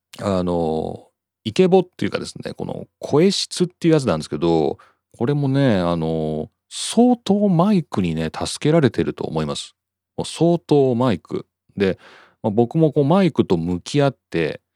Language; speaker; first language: Japanese; native; Japanese